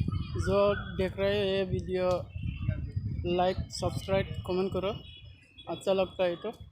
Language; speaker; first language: Hindi; non-native, local second language; Bodo